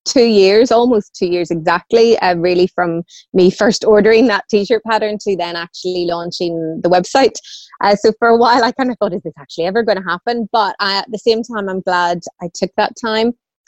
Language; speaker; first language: English; native; English